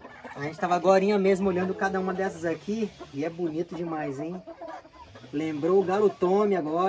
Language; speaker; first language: Portuguese; native; Portuguese